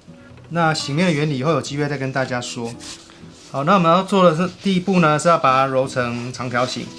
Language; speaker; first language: Chinese; native; Chinese